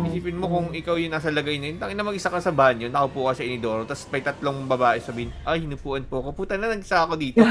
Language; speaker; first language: Filipino; early bilingual, other home language; Japanese